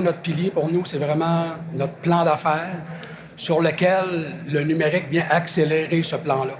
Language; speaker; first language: French; native; French